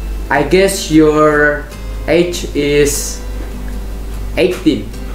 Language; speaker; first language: English; non-native, learner; Indonesian